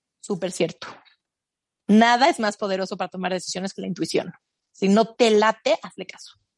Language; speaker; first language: Spanish; native; Spanish